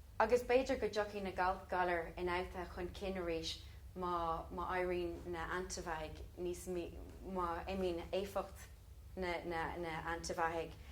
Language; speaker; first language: Irish; non-native, local second language; English